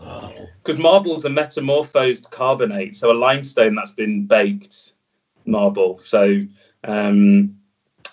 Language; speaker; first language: English; native; English